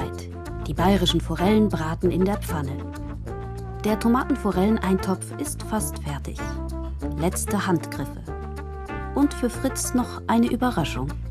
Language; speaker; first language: German; native; German